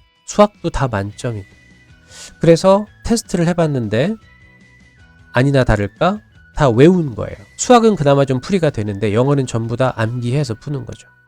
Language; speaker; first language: Korean; native; Korean